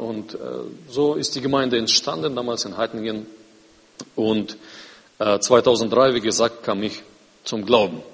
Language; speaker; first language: German; non-native, fluent; Russian